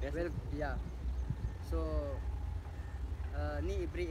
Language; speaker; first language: Tamil; non-native, learner; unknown